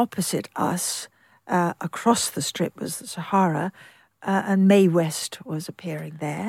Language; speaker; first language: English; native; English